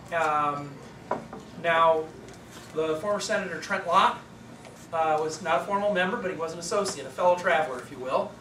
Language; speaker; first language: English; native; English